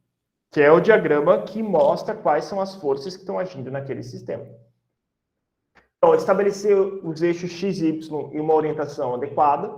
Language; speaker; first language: Portuguese; native; Portuguese